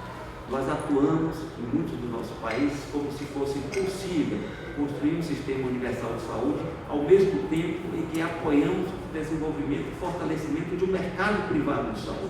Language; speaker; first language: Portuguese; native; Portuguese